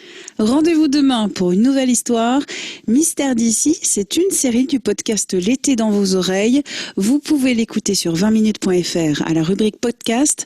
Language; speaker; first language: French; native; French